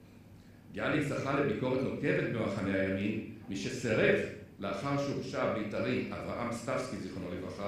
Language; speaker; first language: Hebrew; native; Hebrew